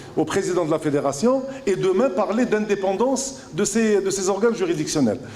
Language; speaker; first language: French; non-native, local second language; Arabic